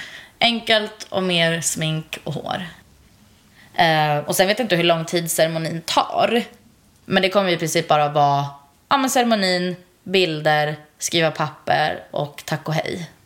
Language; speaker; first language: Swedish; native; Swedish